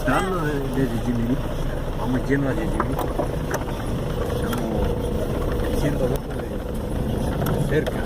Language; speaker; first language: Spanish; non-native, local second language; Guarani